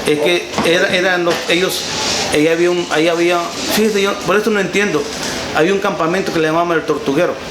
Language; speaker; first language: Spanish; native; Spanish